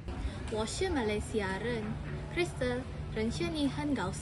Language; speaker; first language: Chinese; non-native, learner; Malay